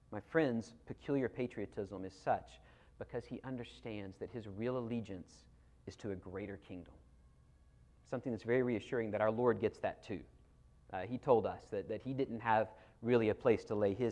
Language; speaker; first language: English; native; English